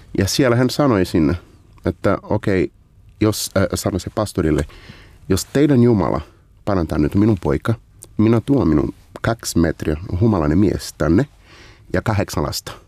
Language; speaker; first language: Finnish; non-native, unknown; Portuguese